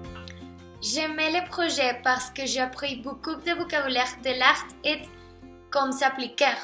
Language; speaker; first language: French; non-native, learner; Spanish